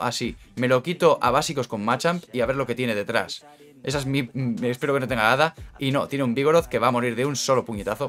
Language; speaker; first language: Spanish; native; Spanish